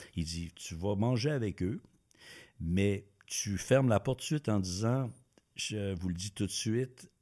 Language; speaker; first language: French; native; French